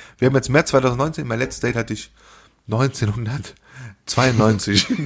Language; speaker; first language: German; early bilingual, other home language; Turkish